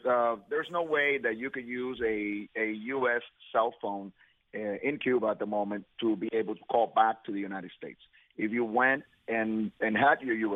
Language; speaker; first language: English; native; English